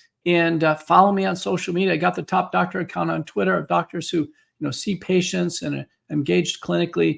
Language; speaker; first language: English; native; English